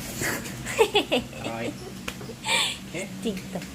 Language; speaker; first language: Korean; non-native, learner; Thai